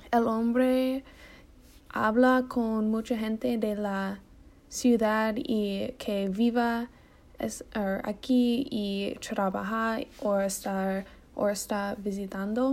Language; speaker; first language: Spanish; non-native, learner; English